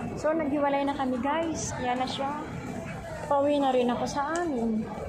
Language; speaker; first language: Filipino; non-native, local second language; Bikol